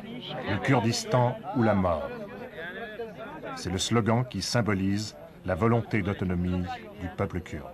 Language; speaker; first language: French; native; French